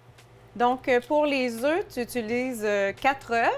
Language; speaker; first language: French; native; French